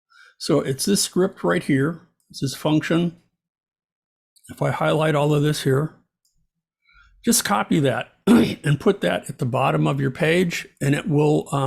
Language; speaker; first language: English; native; English